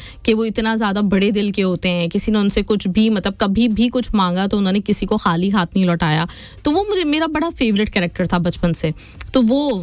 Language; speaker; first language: Urdu; native; Urdu